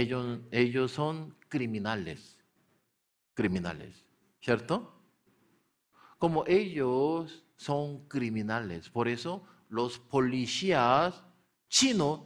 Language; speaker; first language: Spanish; non-native, learner; Korean